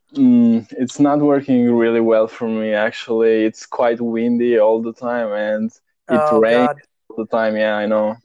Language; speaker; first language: English; non-native, fluent; Romanian